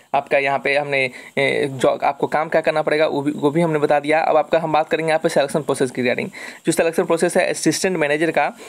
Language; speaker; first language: Hindi; native; Hindi